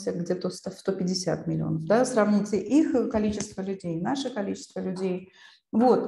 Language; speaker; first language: Russian; non-native, local second language; Uzbek